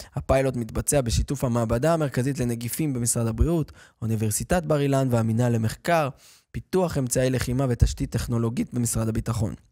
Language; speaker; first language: Hebrew; native; Hebrew